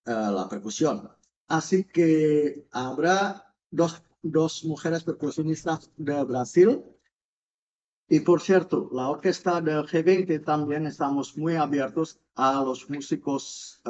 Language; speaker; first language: Spanish; non-native, fluent; Indonesian